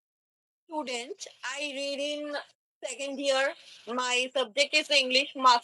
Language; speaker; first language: English; non-native, learner; Bangla